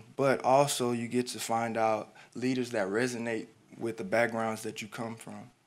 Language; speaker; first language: English; native; English